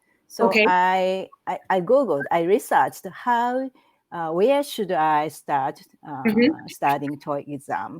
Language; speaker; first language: English; non-native, learner; Japanese